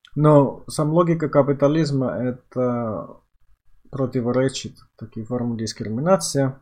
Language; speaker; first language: Russian; non-native, fluent; Finnish